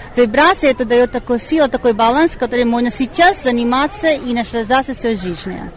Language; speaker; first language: Russian; non-native, fluent; Hindi